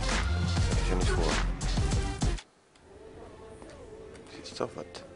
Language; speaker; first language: German; native; German